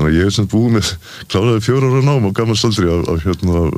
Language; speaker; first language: Icelandic; native; Icelandic